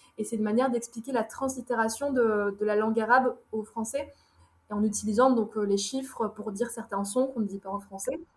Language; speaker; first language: French; early bilingual, other home language; Arabic